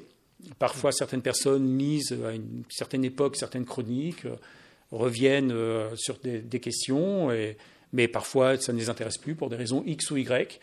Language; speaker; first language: French; native; French